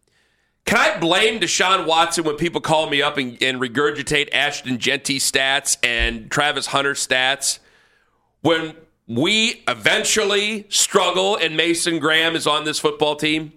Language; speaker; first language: English; native; English